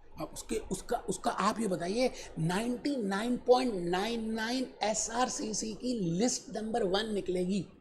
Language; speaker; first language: Hindi; native; Hindi